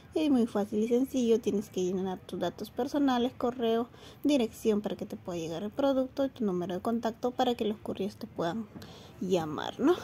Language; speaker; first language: Spanish; native; Spanish